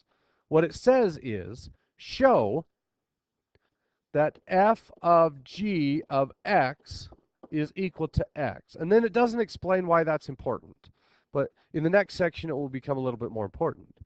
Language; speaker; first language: English; native; English